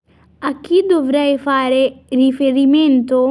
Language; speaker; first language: Italian; non-native, fluent; Urdu